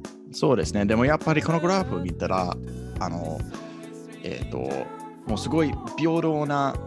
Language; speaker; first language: Japanese; non-native, fluent; English